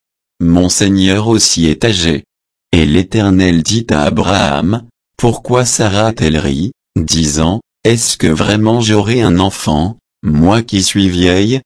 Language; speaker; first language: French; native; French